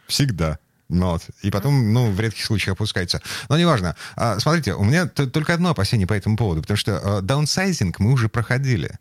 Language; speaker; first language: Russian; native; Russian